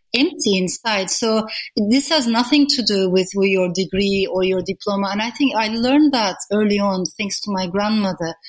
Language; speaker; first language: English; non-native, fluent; Turkish